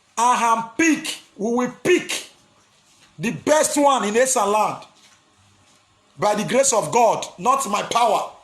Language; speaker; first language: Nigerian Pidgin; non-native, local second language; Esan